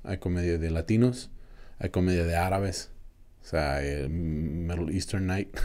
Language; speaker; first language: Spanish; early bilingual, other home language; English